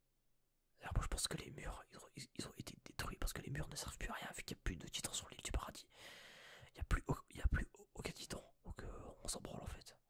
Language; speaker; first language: French; native; French